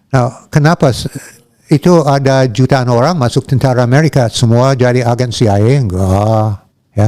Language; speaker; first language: Indonesian; non-native, learner; English